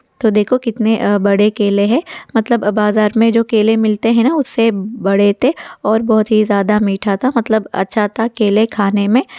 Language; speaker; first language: Hindi; non-native, local second language; Telugu